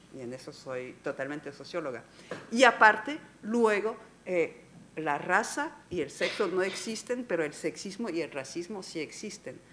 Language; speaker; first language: Spanish; non-native, fluent; French